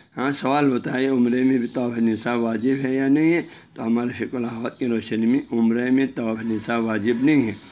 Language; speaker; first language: Urdu; non-native, local second language; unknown